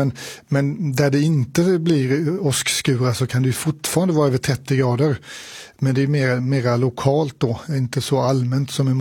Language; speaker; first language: Swedish; native; Swedish